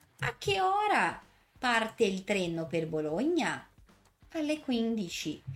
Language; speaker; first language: Italian; non-native, fluent; Portuguese